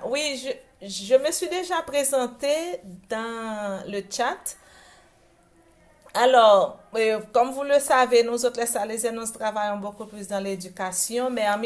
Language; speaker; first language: French; non-native, local second language; Haitian Creole